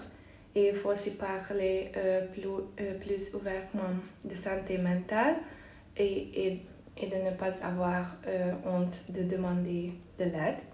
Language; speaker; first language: French; non-native, fluent; Hungarian